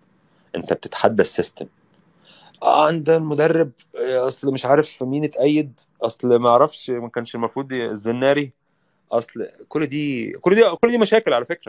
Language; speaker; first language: Arabic; native; Arabic